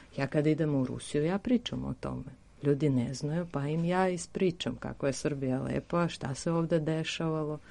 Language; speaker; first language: Serbian; non-native, fluent; Russian